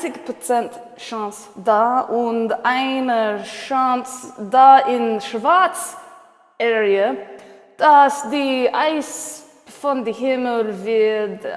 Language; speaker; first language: German; non-native, learner; English